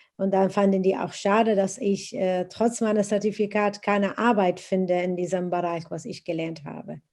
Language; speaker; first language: German; non-native, fluent; Arabic